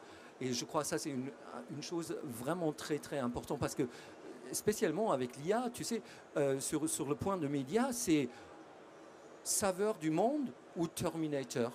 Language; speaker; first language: French; non-native, fluent; German